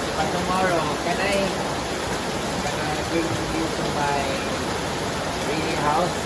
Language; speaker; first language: English; non-native, learner; Cebuano